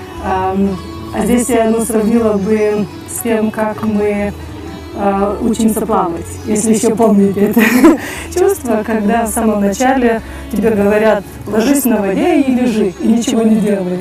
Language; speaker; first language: Russian; native; Russian